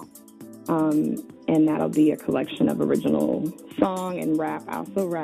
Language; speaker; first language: English; native; English